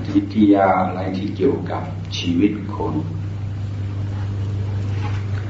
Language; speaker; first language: Thai; non-native, fluent; English